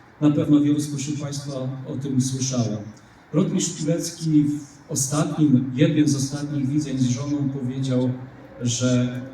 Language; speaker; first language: Polish; native; Polish